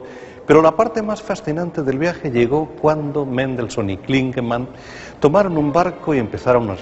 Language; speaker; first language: Spanish; native; Spanish